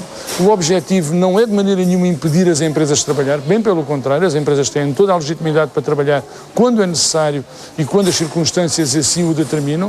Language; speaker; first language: Portuguese; native; Portuguese